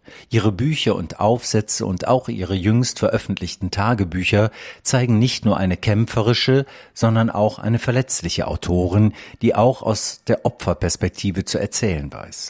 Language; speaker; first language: German; native; German